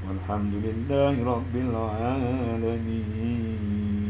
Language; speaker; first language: Arabic; non-native, fluent; Malay